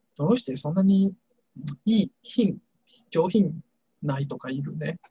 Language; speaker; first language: Japanese; non-native, learner; Chinese